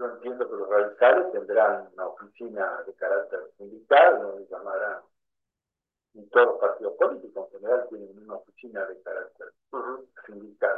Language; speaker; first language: Spanish; native; Spanish